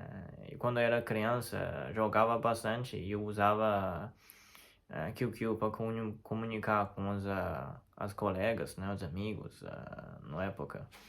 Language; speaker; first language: Portuguese; non-native, fluent; Chinese